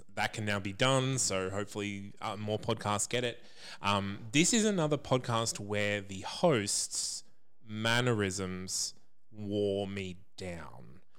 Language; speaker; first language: English; native; English